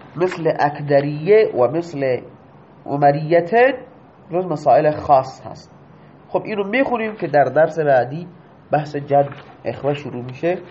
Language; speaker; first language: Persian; non-native, local second language; Baluchi